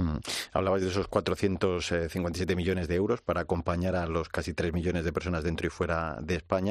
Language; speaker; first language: Spanish; native; Spanish